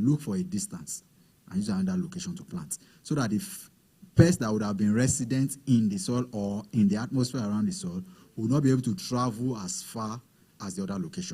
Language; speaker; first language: English; non-native, local second language; Yoruba